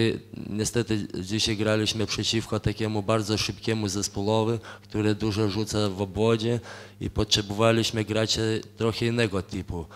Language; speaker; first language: Polish; non-native, fluent; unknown